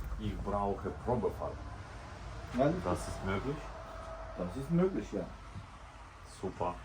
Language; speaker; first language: German; non-native, learner; Ukrainian